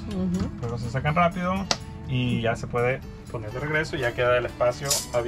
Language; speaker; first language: Spanish; native; Spanish